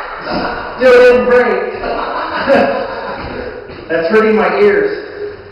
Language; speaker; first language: English; native; English